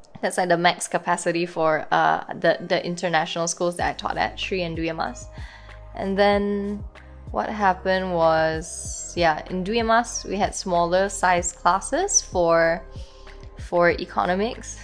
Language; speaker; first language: English; native; English